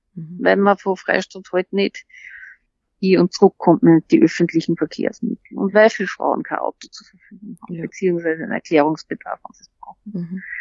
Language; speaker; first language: German; native; German